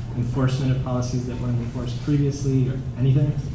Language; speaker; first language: English; native; English